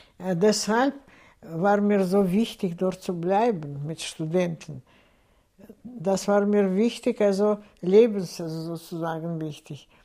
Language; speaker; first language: German; non-native, fluent; Russian